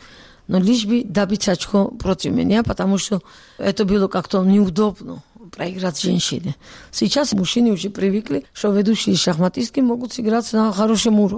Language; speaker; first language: Russian; non-native, local second language; Georgian